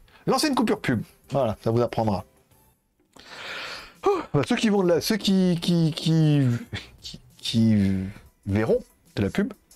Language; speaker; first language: French; native; French